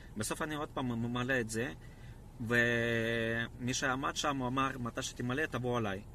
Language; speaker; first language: Hebrew; non-native, fluent; Russian